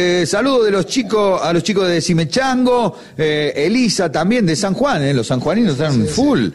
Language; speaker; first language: Spanish; native; Spanish